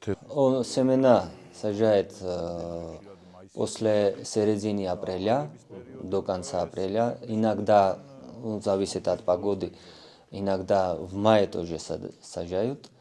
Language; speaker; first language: Russian; non-native, fluent; Georgian